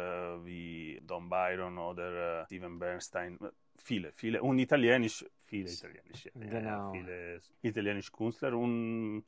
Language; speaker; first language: German; non-native, learner; Italian